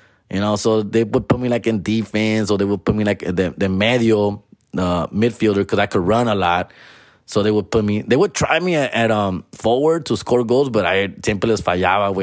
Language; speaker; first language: English; early bilingual, other home language; Spanish